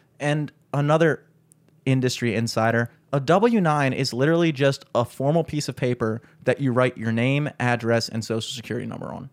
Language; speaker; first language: English; native; English